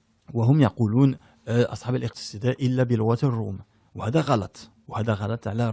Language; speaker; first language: Arabic; early bilingual, heritage; French